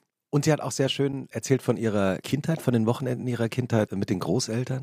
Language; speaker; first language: German; native; German